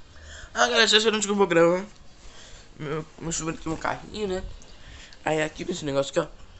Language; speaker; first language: Portuguese; native; Portuguese